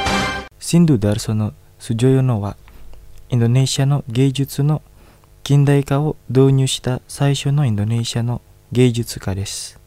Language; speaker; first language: Japanese; non-native, fluent; Indonesian